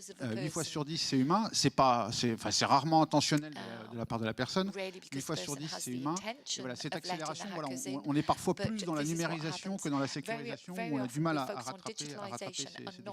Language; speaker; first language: French; native; French